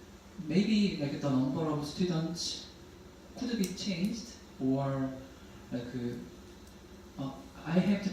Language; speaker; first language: English; non-native, learner; Korean